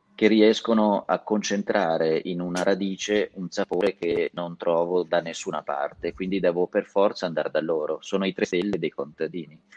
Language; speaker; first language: Italian; native; Italian